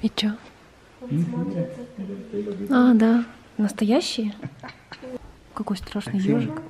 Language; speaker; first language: Russian; native; Russian